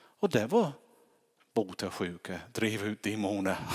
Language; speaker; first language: Swedish; non-native, fluent; English